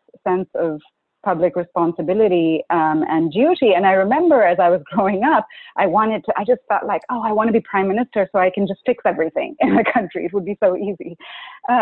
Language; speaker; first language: English; non-native, local second language; Urdu